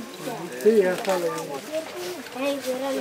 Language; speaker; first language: Spanish; native; Spanish